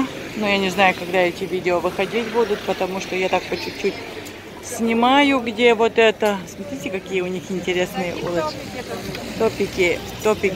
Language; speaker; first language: Russian; native; Russian